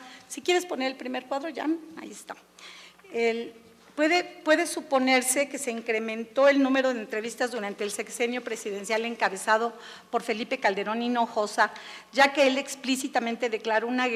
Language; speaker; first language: Spanish; native; Spanish